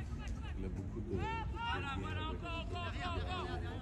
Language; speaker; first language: French; non-native, fluent; English